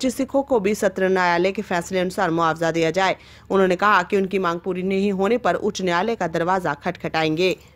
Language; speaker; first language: Hindi; non-native, local second language; Punjabi